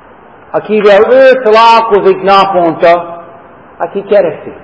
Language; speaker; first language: Hungarian; non-native, fluent; English